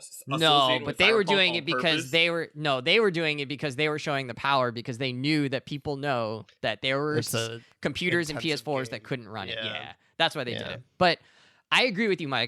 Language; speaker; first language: English; native; English